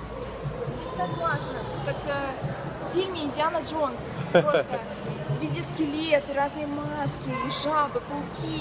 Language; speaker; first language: Russian; native; Russian